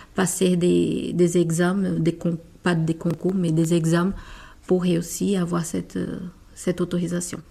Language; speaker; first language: French; non-native, fluent; Portuguese